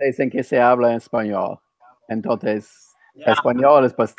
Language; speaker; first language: Spanish; non-native, fluent; English